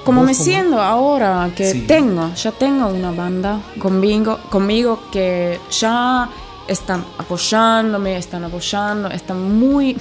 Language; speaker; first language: Spanish; non-native, learner; Finnish